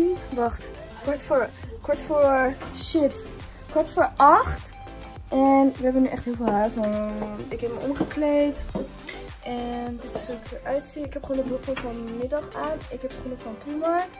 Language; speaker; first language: Dutch; early bilingual, other home language; Persian